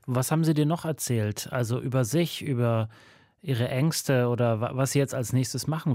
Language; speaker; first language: German; native; German